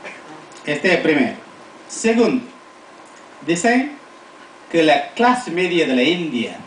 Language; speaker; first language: Spanish; non-native, fluent; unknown